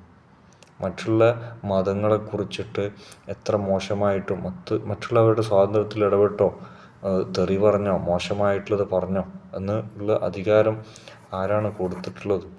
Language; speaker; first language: Malayalam; native; Malayalam